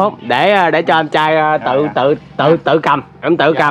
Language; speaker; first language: Vietnamese; native; Vietnamese